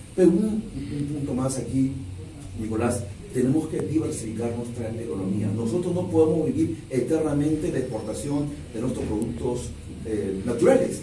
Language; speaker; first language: Spanish; non-native, local second language; Shipibo-Conibo